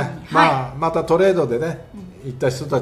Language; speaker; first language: Japanese; native; Japanese